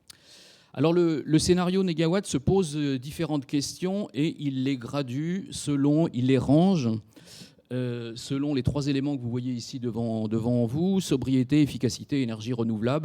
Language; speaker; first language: French; native; French